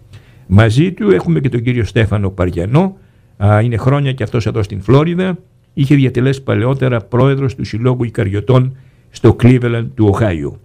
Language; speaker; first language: Greek; native; Greek